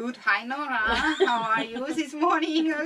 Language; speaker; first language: English; non-native, learner; French